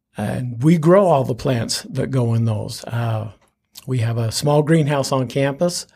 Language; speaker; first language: English; native; English